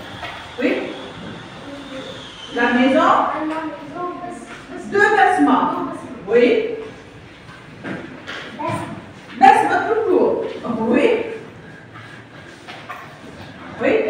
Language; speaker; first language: French; non-native, local second language; Arabic